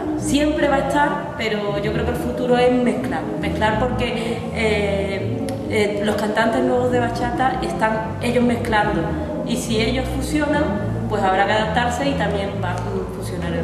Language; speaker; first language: Spanish; native; Spanish